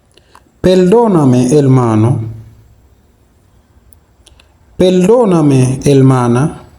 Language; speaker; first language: Spanish; non-native, fluent; Haitian Creole